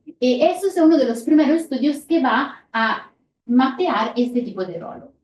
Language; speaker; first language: Spanish; non-native, fluent; Italian